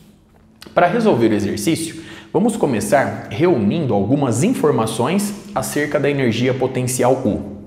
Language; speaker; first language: Portuguese; native; Portuguese